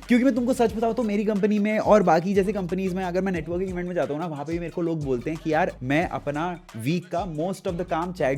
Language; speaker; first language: Hindi; native; Hindi